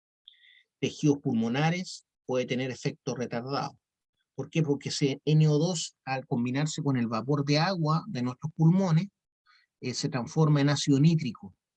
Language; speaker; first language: Spanish; native; Spanish